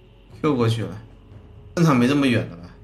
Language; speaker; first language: Chinese; native; Chinese